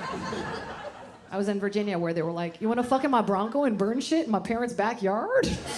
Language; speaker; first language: English; early bilingual, other home language; Portuguese